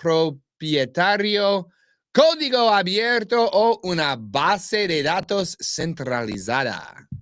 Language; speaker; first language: Spanish; non-native, learner; English